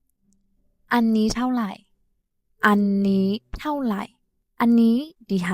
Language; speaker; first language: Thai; non-native, fluent; Burmese